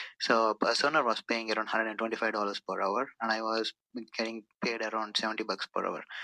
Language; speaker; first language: English; non-native, local second language; Telugu